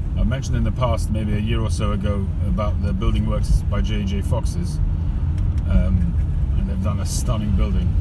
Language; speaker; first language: English; native; English